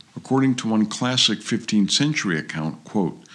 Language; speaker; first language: English; native; English